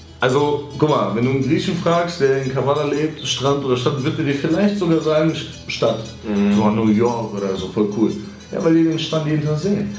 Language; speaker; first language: German; early bilingual, other home language; Greek